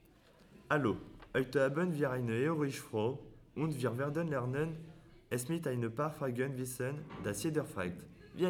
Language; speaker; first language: German; non-native, learner; French